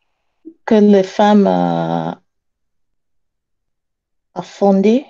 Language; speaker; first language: French; non-native, learner; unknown